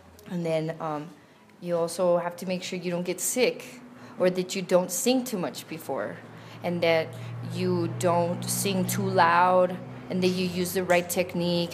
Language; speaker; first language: English; early bilingual, other home language; Spanish